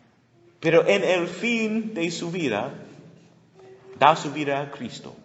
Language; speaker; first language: Spanish; non-native, learner; English